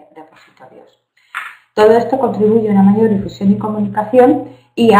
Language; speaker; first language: Spanish; native; Spanish